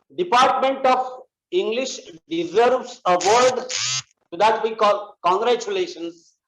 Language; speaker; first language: English; non-native, local second language; Marathi